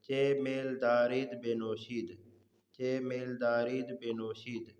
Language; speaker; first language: Persian; non-native, fluent; Urdu